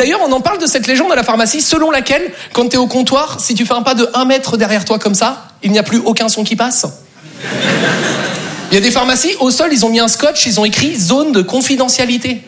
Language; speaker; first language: French; native; French